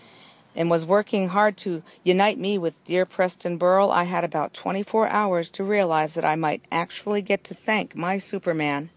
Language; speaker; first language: English; native; English